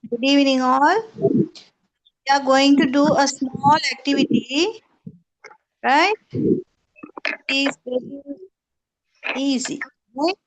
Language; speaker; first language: English; non-native, local second language; Tamil